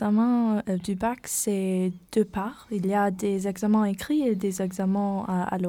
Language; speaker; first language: French; non-native, learner; German